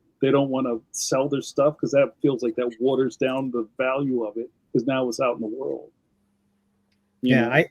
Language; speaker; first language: English; native; English